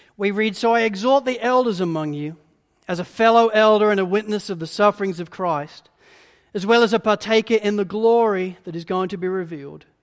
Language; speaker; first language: English; native; English